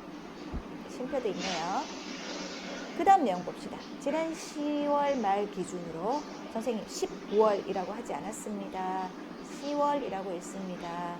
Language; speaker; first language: Korean; native; Korean